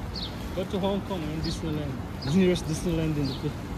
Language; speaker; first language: English; non-native, learner; Filipino